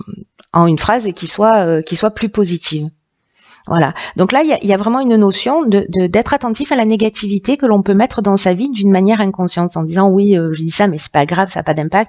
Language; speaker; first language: French; native; French